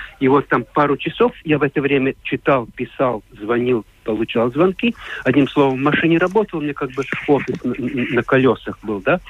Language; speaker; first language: Russian; non-native, local second language; Latvian